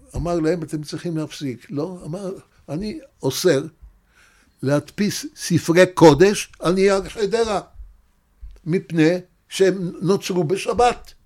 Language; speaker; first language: Hebrew; native; Hebrew